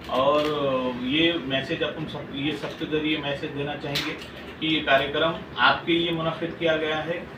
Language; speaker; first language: Hindi; non-native, local second language; Urdu